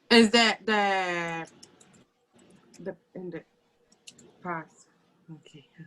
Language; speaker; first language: English; non-native, learner; Spanish